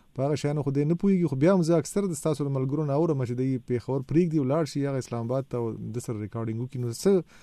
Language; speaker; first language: Pashto; native; Pashto